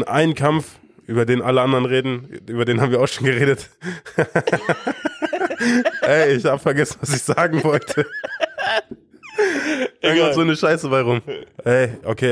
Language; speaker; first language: German; native; German